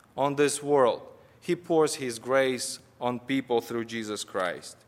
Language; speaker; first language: English; non-native, fluent; Russian